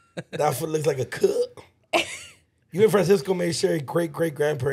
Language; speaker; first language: English; early bilingual, other home language; Spanish